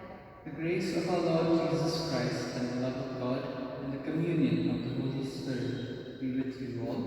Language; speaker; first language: English; non-native, local second language; Konkani